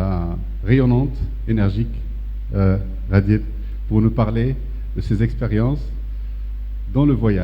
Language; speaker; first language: French; non-native, local second language; Arabic